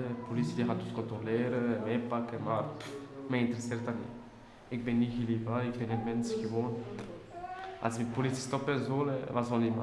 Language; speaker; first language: Dutch; early bilingual, other home language; Albanian